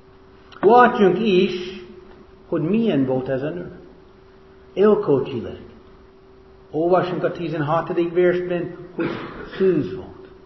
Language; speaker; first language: Hungarian; non-native, fluent; English